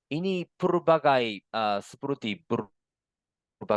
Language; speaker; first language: Indonesian; non-native, learner; Japanese